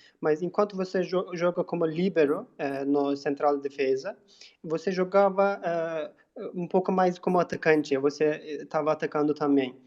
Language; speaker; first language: Portuguese; non-native, fluent; Turkish